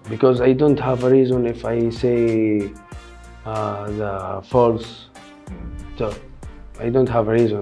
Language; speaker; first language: English; non-native, learner; Arabic